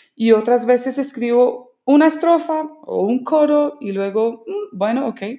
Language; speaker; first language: Spanish; early bilingual, other home language; English